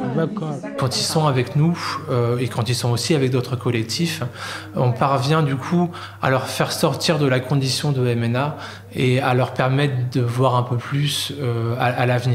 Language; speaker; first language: French; native; French